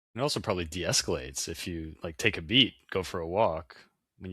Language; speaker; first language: English; native; English